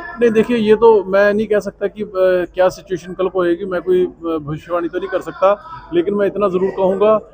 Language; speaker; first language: Urdu; non-native, local second language; Punjabi